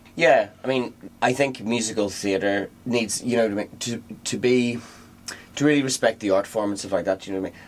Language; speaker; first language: English; native; English